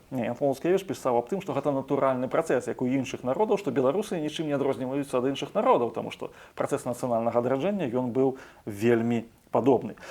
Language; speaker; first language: Belarusian; native; Belarusian